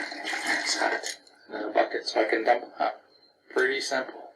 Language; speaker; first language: English; native; English